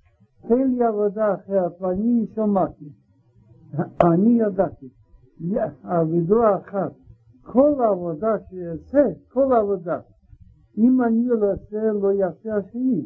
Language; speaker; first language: Hebrew; non-native, learner; Russian